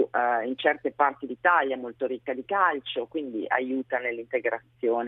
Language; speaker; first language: Italian; native; Italian